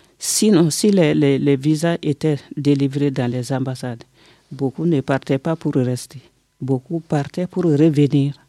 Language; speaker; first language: French; non-native, local second language; Bambara